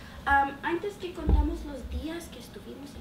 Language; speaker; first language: Spanish; early bilingual, heritage; Spanish